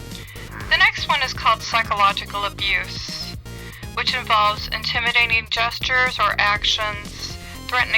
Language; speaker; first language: English; native; English